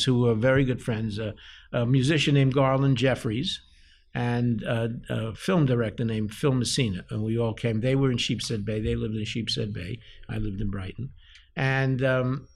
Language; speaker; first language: English; early bilingual, other home language; Yiddish